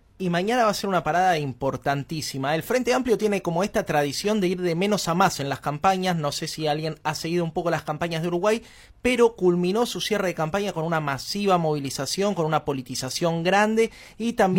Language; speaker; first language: Spanish; native; Spanish